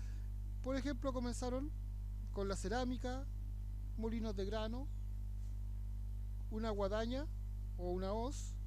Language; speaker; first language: Spanish; native; Spanish